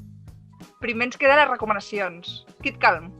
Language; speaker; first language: Catalan; native; Catalan